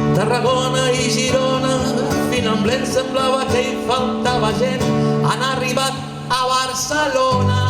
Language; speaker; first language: Catalan; non-native, local second language; Spanish